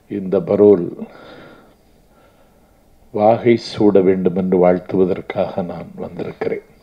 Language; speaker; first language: Tamil; native; Tamil